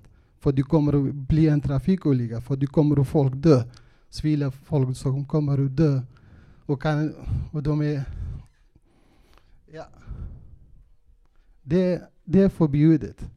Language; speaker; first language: Swedish; non-native, local second language; Kurdish